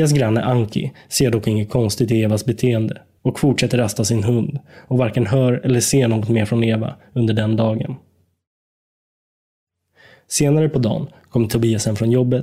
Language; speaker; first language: Swedish; native; Swedish